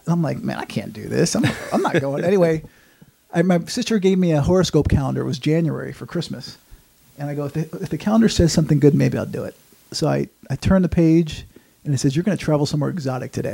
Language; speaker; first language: English; native; English